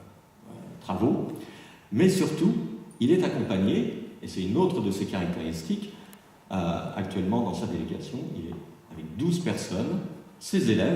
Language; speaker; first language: French; native; French